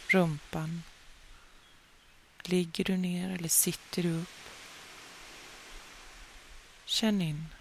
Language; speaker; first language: Swedish; native; Swedish